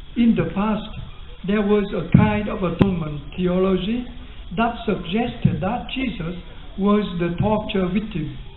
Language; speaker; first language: English; non-native, fluent; Vietnamese